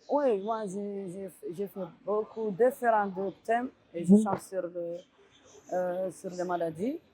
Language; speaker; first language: French; non-native, learner; Arabic